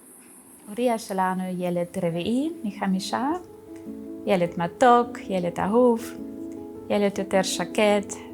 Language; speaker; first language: Hebrew; non-native, learner; German